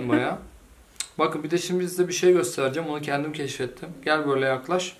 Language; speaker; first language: Turkish; native; Turkish